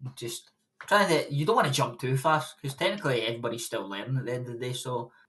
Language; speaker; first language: English; native; English